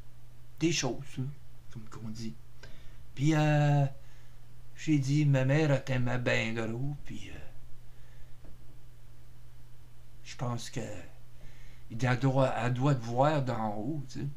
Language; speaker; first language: French; native; French